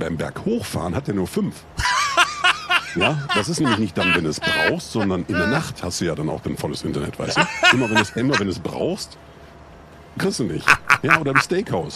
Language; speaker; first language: German; native; German